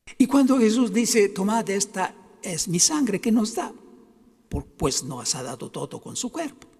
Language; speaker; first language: Spanish; non-native, fluent; Italian